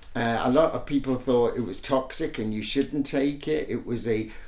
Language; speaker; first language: English; native; English